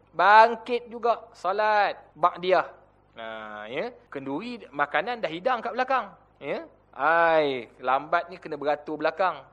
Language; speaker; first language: Malay; native; Malay